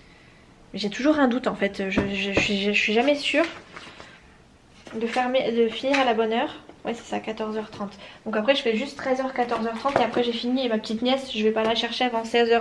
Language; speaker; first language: French; native; French